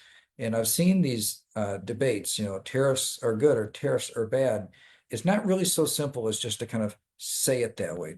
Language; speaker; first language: English; native; English